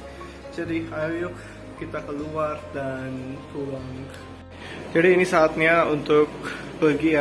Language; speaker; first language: Indonesian; non-native, learner; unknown